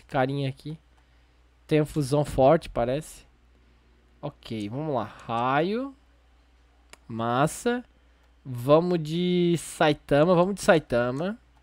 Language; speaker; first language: Portuguese; native; Portuguese